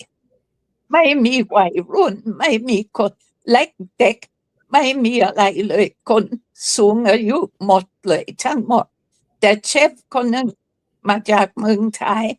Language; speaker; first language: Thai; non-native, fluent; English